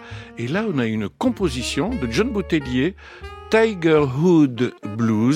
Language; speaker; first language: French; native; French